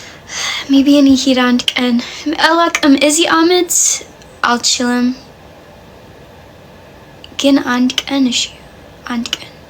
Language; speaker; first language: Amharic; non-native, learner; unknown